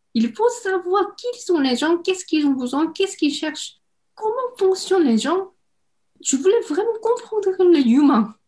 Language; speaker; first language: French; non-native, fluent; Korean